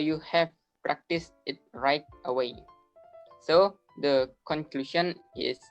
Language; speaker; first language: English; non-native, learner; Indonesian